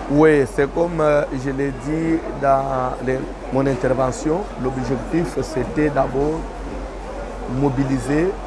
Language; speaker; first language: French; non-native, local second language; Lingala